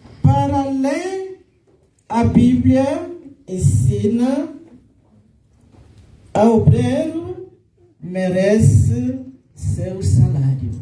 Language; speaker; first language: Portuguese; non-native, local second language; Lingala